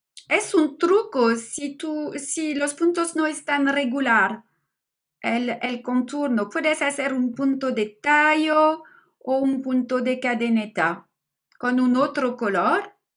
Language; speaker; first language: Spanish; non-native, learner; French